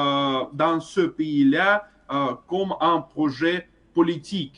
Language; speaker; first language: French; non-native, fluent; Russian